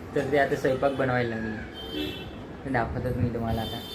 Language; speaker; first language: Marathi; non-native, local second language; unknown